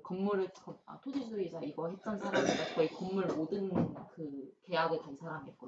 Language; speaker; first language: Korean; native; Korean